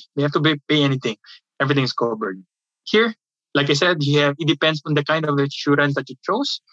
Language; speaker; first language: English; non-native, local second language; Filipino